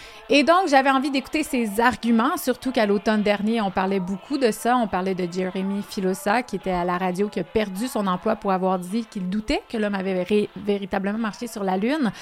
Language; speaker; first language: French; native; French